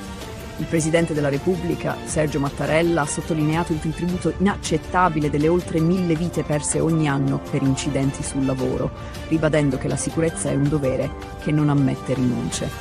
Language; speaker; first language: Italian; native; Italian